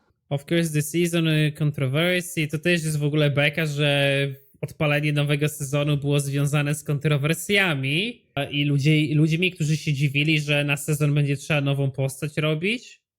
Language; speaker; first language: Polish; native; Polish